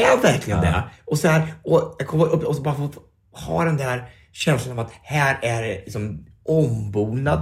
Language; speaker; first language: Swedish; native; Swedish